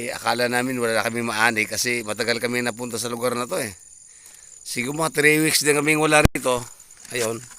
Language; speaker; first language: Filipino; non-native, local second language; Cebuano